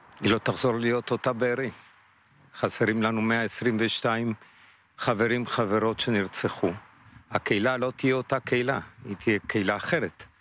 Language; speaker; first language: Hebrew; non-native, fluent; Spanish